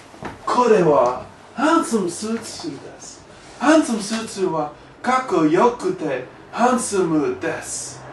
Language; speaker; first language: Japanese; non-native, learner; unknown